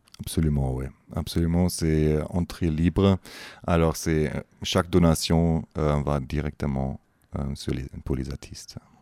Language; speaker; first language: French; non-native, fluent; German